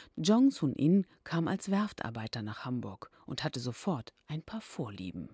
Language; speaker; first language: German; native; German